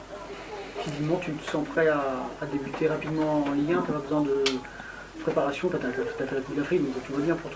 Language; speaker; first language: French; non-native, local second language; Arabic